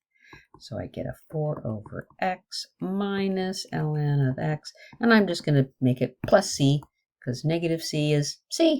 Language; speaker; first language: English; native; English